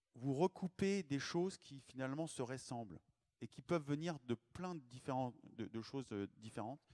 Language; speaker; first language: French; native; French